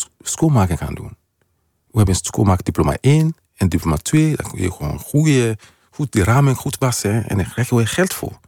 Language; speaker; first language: Dutch; non-native, fluent; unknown